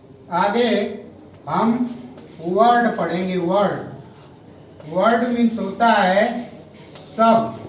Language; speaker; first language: Hindi; native; Hindi